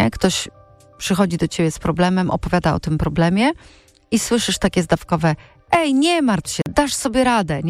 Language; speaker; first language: Polish; native; Polish